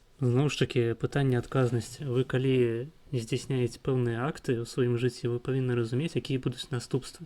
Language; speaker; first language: Belarusian; non-native, local second language; Russian